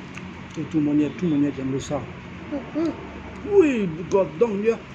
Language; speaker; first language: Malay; non-native, fluent; French